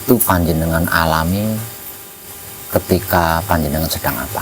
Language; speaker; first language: Indonesian; non-native, local second language; Javanese